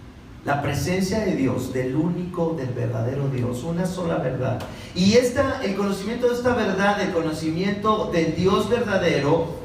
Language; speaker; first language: Spanish; native; Spanish